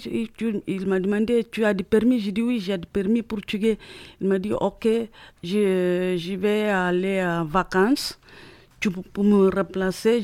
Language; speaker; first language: French; non-native, learner; Upper Guinea Crioulo